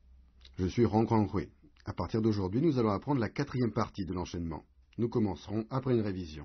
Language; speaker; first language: French; non-native, fluent; Chinese